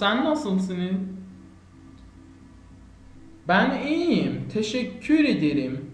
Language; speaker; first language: Turkish; non-native, fluent; Persian